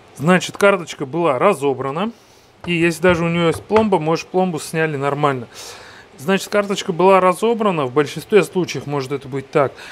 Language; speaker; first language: Russian; non-native, fluent; Georgian